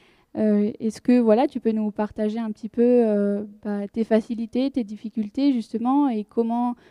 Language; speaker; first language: French; native; French